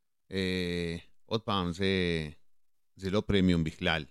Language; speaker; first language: Hebrew; non-native, fluent; Spanish